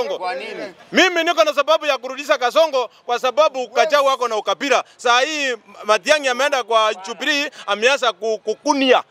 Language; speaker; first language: Swahili; non-native, local second language; Gusii